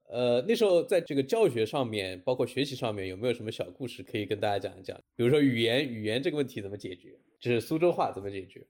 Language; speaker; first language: Chinese; native; Chinese